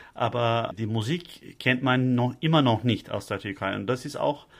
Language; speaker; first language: German; non-native, fluent; Turkish